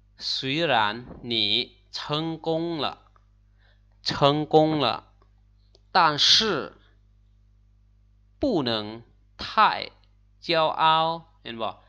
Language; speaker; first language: Chinese; non-native, fluent; Lao